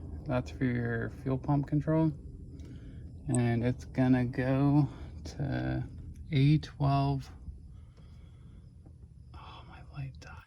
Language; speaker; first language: English; native; English